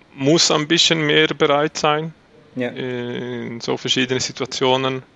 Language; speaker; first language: German; non-native, learner; Swedish